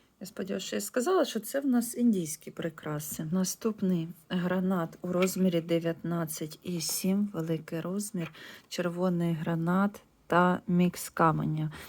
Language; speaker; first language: Ukrainian; non-native, local second language; Russian